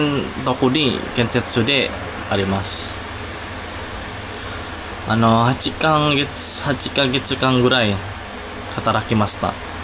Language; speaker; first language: Japanese; non-native, learner; Indonesian